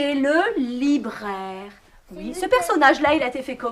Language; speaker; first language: French; native; French